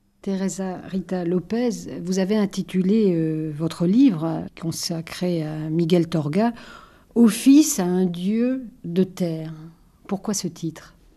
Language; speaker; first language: French; native; French